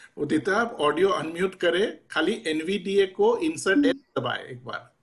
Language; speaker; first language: Hindi; native; Hindi